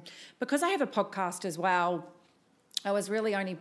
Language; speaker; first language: English; native; English